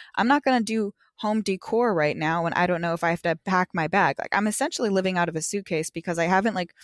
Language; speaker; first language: English; native; English